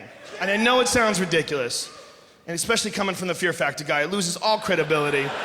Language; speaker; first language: English; native; English